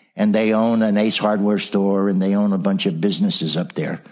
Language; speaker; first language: English; native; English